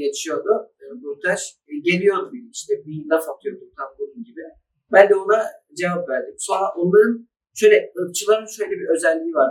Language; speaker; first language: Turkish; early bilingual, other home language; Arabic